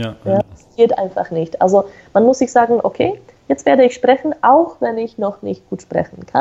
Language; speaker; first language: German; non-native, fluent; Slovak